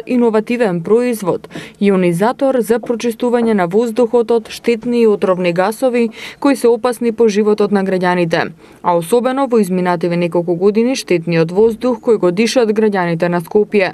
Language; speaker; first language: Macedonian; native; Macedonian